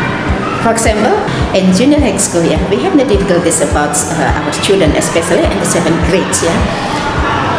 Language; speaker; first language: English; non-native, learner; Indonesian